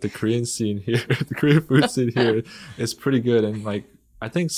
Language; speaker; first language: English; early bilingual, other home language; Vietnamese